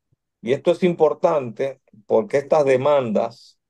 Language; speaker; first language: Spanish; native; Spanish